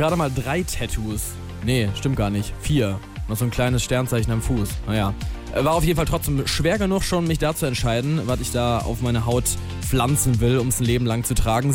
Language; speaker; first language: German; native; German